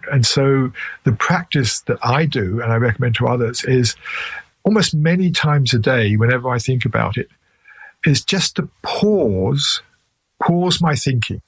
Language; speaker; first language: English; native; English